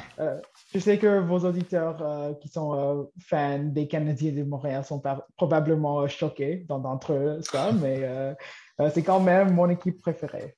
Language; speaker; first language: French; non-native, local second language; English